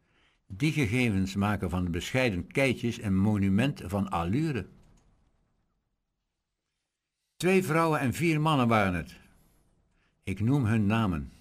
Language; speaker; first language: Dutch; native; Dutch